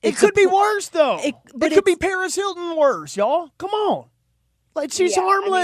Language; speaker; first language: English; native; English